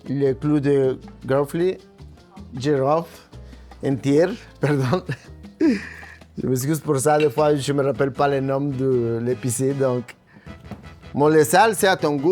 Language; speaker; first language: French; non-native, fluent; Spanish